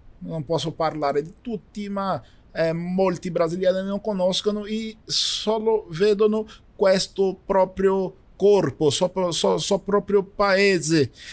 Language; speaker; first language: Italian; non-native, learner; Portuguese